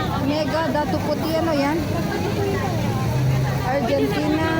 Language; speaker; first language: Filipino; non-native, local second language; Cebuano